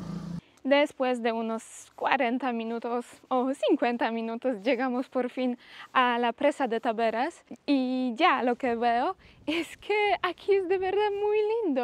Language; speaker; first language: Spanish; non-native, fluent; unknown